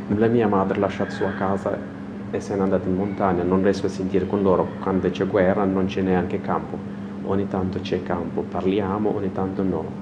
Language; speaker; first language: Italian; non-native, learner; Persian